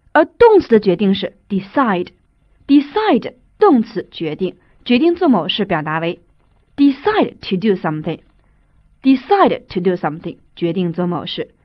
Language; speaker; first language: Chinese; native; Chinese